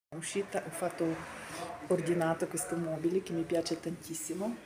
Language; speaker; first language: Italian; non-native, fluent; Ukrainian